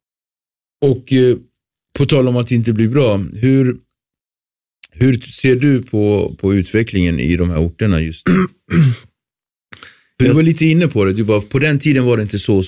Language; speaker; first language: Swedish; native; Swedish